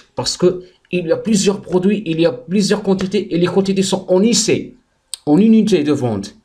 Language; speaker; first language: French; non-native, fluent; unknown